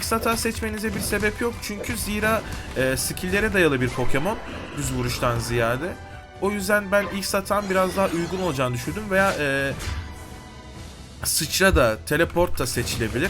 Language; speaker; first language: Turkish; native; Turkish